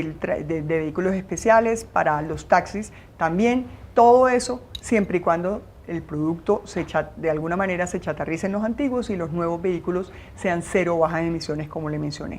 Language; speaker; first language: Spanish; native; Spanish